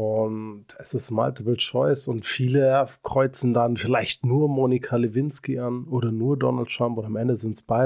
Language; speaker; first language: German; native; German